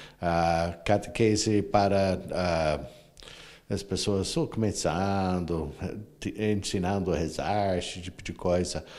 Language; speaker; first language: Portuguese; non-native, fluent; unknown